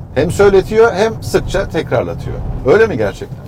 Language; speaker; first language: Turkish; native; Turkish